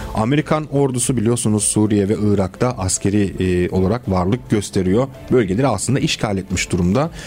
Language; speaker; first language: Turkish; early bilingual, heritage; Romanian